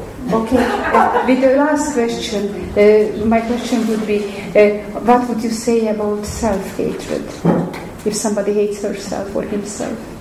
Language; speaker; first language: English; non-native, fluent; Hungarian